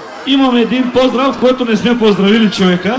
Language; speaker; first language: Bulgarian; non-native, local second language; Turkish